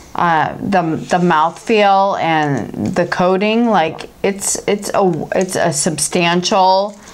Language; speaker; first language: English; native; English